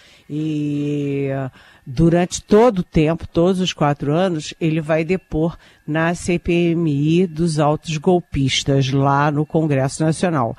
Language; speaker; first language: Portuguese; native; Portuguese